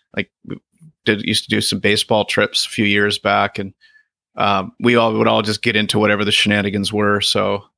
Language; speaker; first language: English; native; English